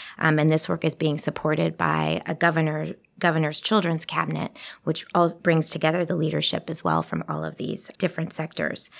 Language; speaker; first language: English; early bilingual, other home language; Spanish